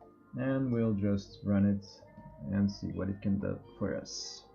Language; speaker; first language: English; non-native, fluent; Portuguese